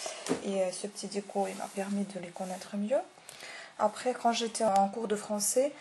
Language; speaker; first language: French; non-native, fluent; Russian